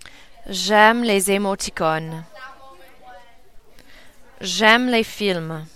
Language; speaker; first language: French; non-native, learner; English